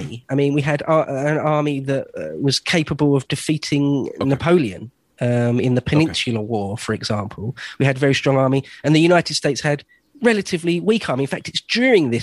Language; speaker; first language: English; native; English